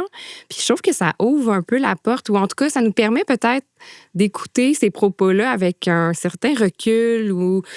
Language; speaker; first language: French; native; French